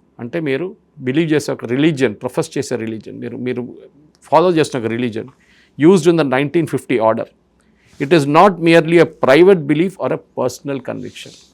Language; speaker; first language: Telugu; non-native, fluent; Malayalam